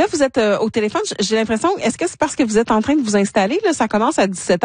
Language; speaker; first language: French; native; French